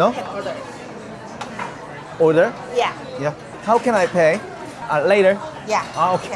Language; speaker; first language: English; non-native, learner; Korean